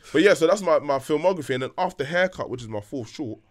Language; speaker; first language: English; non-native, local second language; French